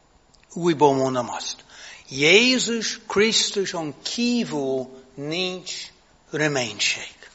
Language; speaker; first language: Hungarian; non-native, fluent; English